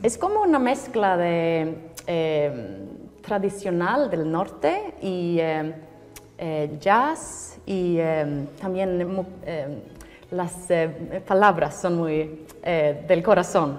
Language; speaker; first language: Spanish; non-native, learner; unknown